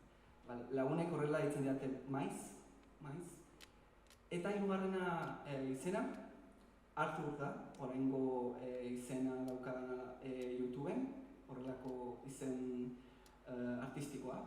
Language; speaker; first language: Basque; early bilingual, other home language; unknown